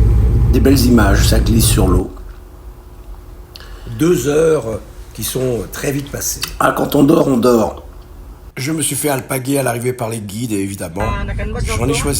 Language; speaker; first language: French; native; French